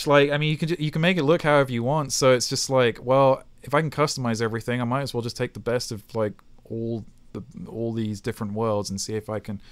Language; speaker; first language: English; native; English